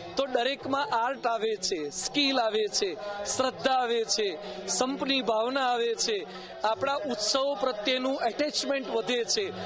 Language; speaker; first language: Gujarati; native; Gujarati